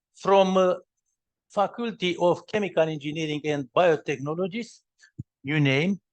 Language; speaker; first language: English; non-native, learner; Romanian